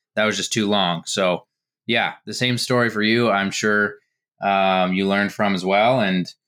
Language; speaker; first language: English; native; English